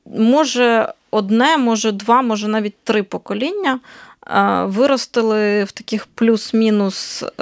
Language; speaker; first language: Ukrainian; native; Ukrainian